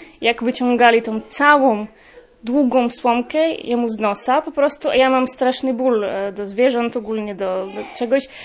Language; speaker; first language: Polish; non-native, fluent; Ukrainian